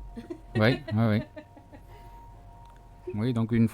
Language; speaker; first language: French; native; French